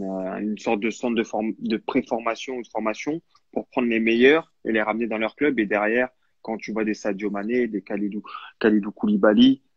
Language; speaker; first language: French; native; French